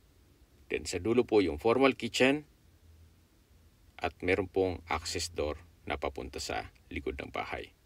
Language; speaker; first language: Filipino; native; Filipino